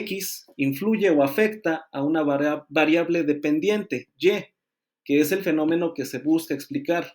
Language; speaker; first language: Spanish; native; Spanish